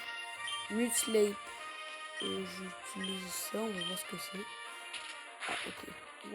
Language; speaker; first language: French; native; French